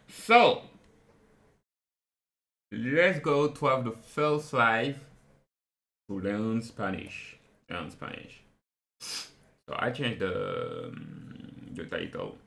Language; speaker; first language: English; non-native, fluent; French